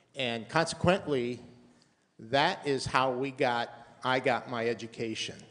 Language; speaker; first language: English; native; English